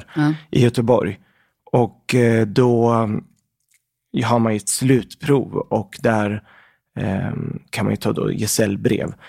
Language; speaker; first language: Swedish; early bilingual, other home language; Arabic